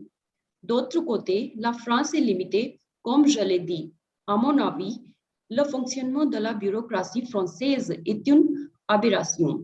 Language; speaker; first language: French; non-native, fluent; Hindi